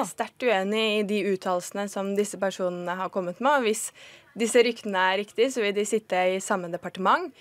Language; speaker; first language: Norwegian; native; Norwegian